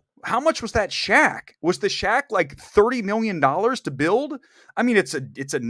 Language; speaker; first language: English; native; English